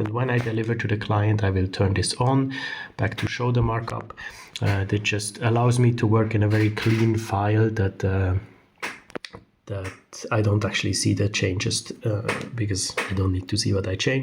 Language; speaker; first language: English; non-native, fluent; German